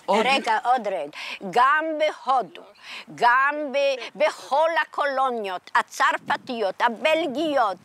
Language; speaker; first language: Hebrew; non-native, fluent; Polish